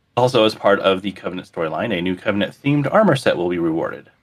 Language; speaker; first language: English; native; English